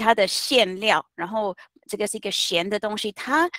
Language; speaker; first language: Chinese; non-native, fluent; Hindi